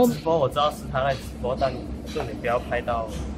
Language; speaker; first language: Chinese; native; Chinese